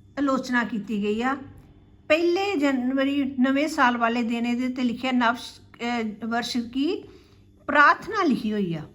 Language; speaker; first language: Hindi; non-native, local second language; Punjabi